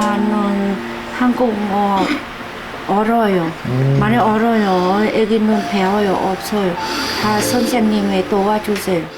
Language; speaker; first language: Korean; non-native, learner; Vietnamese